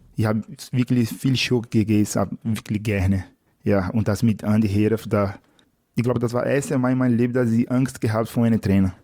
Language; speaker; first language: German; non-native, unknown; Portuguese